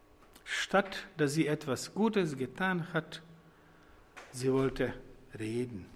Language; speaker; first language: German; non-native, fluent; Croatian